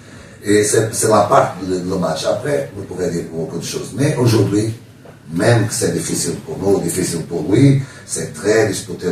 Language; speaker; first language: French; non-native, learner; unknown